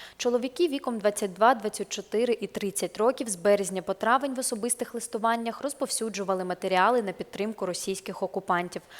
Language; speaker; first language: Ukrainian; native; Ukrainian